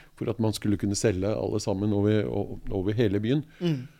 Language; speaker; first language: Norwegian; native; Norwegian